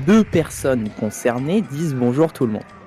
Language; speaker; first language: French; native; French